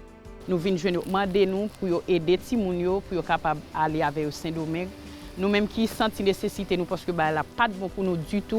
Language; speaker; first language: French; non-native, learner; Haitian Creole